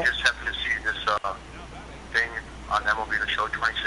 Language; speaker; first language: English; native; English